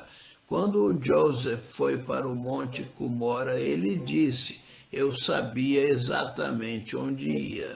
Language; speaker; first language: Portuguese; non-native, fluent; English